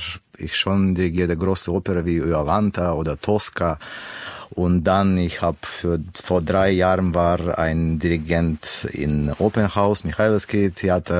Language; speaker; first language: German; non-native, learner; Russian